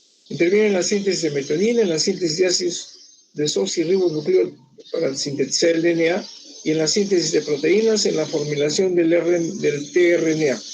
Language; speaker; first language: Spanish; native; Spanish